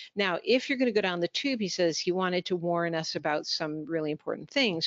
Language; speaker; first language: English; native; English